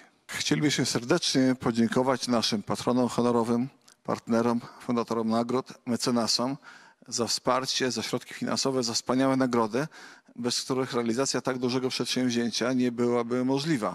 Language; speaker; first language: Polish; native; Polish